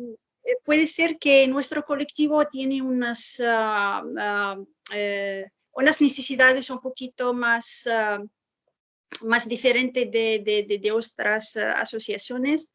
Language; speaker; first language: Spanish; non-native, fluent; Arabic